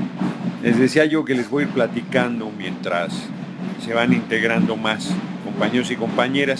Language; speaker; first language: Spanish; native; Spanish